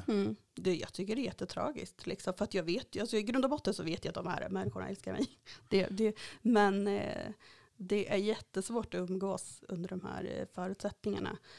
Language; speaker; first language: Swedish; native; Swedish